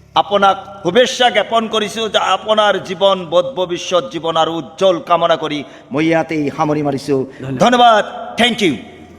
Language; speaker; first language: Assamese; native; Assamese